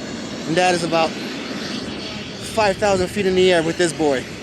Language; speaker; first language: English; native; English